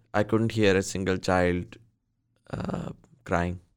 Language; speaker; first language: English; non-native, local second language; Urdu